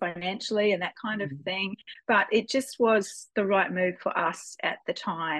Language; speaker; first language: English; native; English